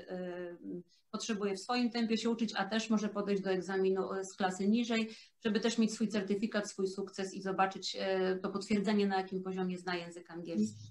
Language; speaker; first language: Polish; native; Polish